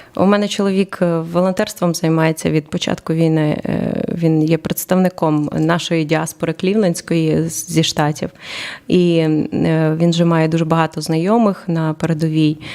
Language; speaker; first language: Ukrainian; native; Ukrainian